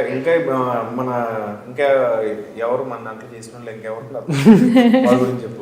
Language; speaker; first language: Telugu; native; Telugu